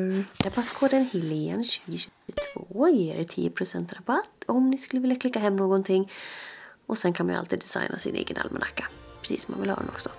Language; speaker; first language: Swedish; native; Swedish